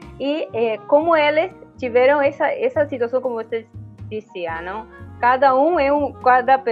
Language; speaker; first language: Portuguese; non-native, fluent; Spanish